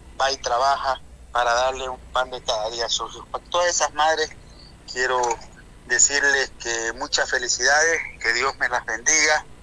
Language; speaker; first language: Spanish; native; Spanish